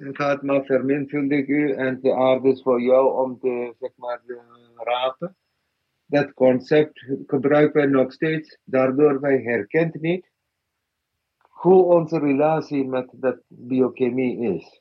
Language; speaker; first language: Dutch; non-native, fluent; Malayalam